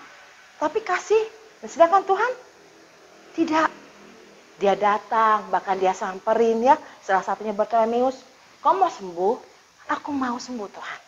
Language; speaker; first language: Indonesian; native; Indonesian